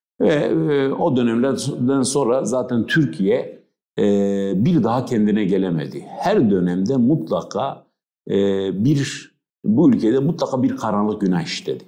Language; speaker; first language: Turkish; non-native, local second language; Kurdish